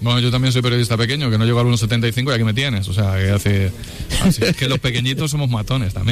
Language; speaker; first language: Spanish; native; Spanish